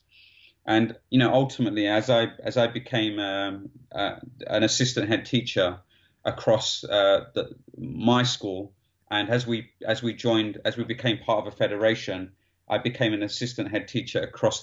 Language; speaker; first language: English; native; English